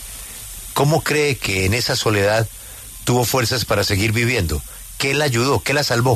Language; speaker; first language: Spanish; native; Spanish